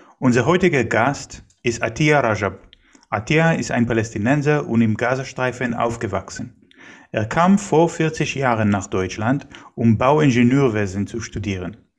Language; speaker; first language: German; non-native, fluent; Hebrew